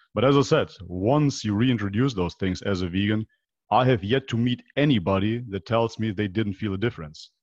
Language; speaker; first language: English; non-native, fluent; Macedonian